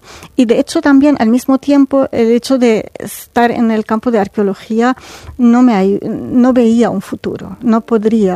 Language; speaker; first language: Spanish; non-native, fluent; Arabic